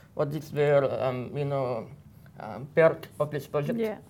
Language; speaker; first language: English; non-native, fluent; Arabic